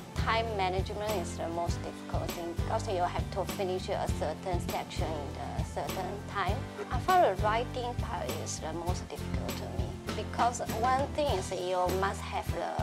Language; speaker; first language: English; non-native, learner; Chinese